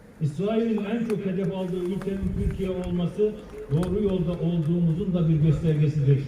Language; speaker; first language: Turkish; native; Turkish